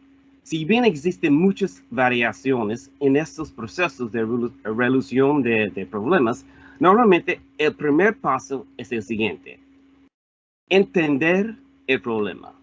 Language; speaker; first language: Spanish; non-native, fluent; English